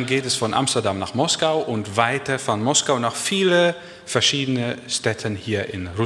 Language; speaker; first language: German; non-native, learner; Dutch